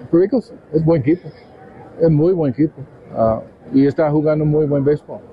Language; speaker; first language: Spanish; non-native, learner; English